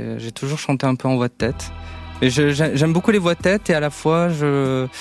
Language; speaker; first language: French; native; French